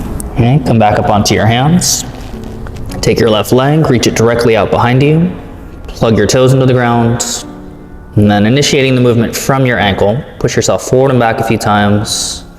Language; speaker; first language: English; native; English